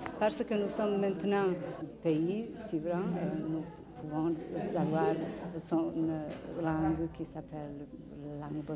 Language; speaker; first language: French; non-native, learner; Bosnian